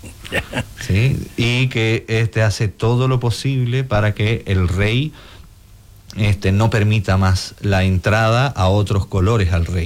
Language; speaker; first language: Spanish; native; Spanish